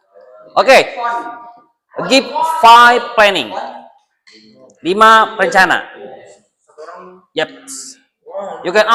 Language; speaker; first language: English; non-native, learner; Indonesian